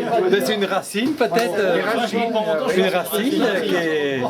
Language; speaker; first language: French; native; French